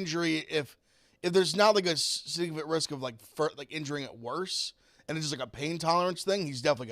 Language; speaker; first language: English; native; English